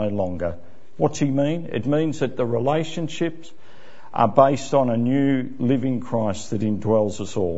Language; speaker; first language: English; native; English